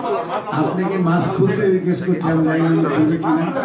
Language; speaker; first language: Hindi; non-native, learner; Bangla